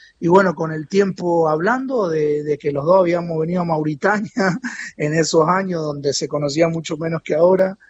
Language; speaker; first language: Spanish; native; Spanish